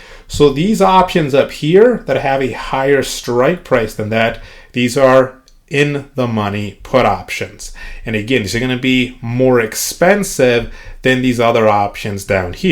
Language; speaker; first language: English; native; English